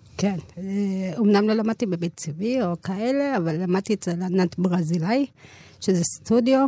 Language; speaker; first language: Hebrew; early bilingual, other home language; Amharic